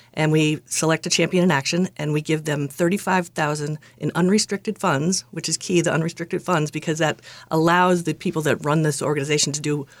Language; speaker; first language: English; native; English